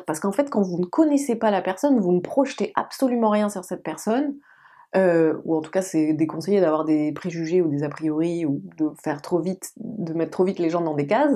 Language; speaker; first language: French; native; French